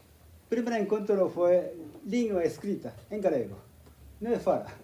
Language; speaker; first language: Galician; non-native, fluent; Japanese